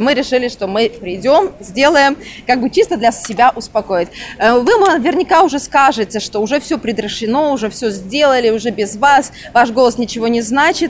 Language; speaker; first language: Russian; native; Russian